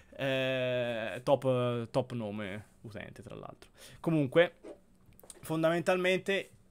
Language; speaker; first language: Italian; native; Italian